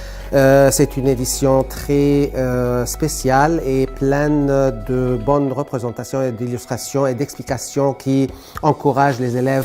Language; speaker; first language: French; non-native, fluent; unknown